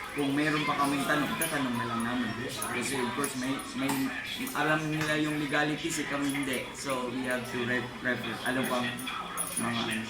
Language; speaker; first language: Filipino; non-native, local second language; Cebuano